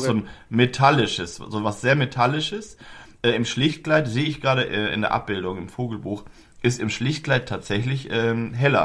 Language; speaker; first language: German; native; German